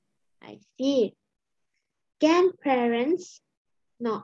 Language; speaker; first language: English; non-native, fluent; Lao